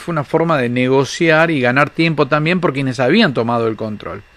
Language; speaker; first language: Spanish; native; Spanish